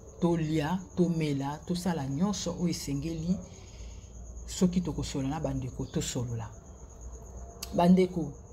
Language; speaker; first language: Lingala; non-native, local second language; Kongo